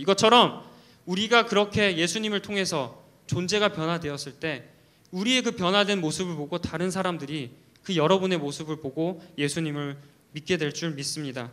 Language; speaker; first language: Korean; native; Korean